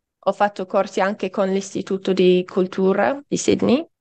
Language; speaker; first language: Italian; non-native, fluent; English